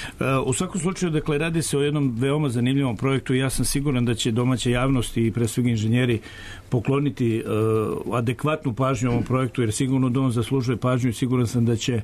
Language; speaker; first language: Serbian; native; Serbian